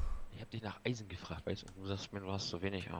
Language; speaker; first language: German; native; German